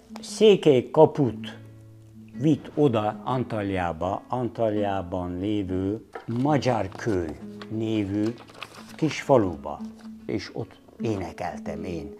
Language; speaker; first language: Hungarian; non-native, fluent; Turkish